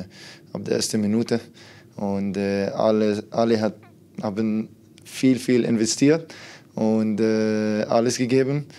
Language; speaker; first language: German; non-native, fluent; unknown